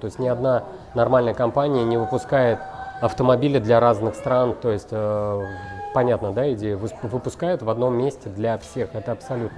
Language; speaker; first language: Russian; native; Russian